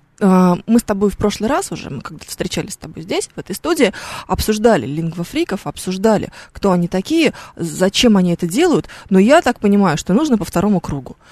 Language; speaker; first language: Russian; native; Russian